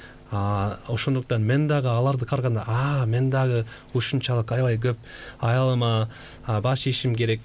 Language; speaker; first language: Kyrgyz; non-native, fluent; Korean